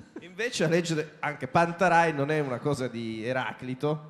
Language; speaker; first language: Italian; native; Italian